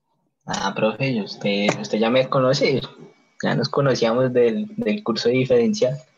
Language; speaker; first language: Spanish; native; Spanish